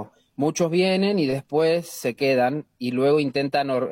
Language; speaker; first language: Spanish; native; Spanish